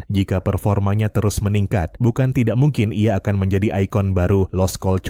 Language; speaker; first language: Indonesian; native; Indonesian